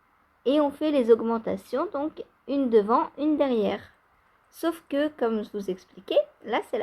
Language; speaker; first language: French; native; French